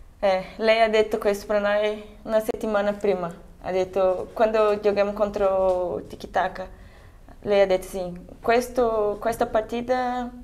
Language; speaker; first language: Italian; non-native, fluent; Portuguese